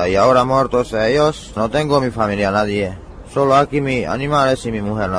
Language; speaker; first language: Spanish; non-native, learner; Hungarian